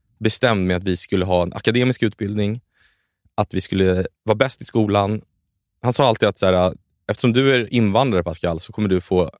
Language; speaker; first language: Swedish; native; Swedish